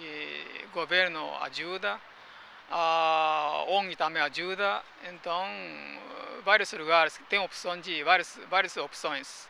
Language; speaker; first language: Portuguese; non-native, fluent; Japanese